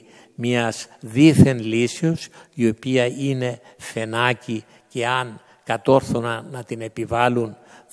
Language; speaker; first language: Greek; native; Greek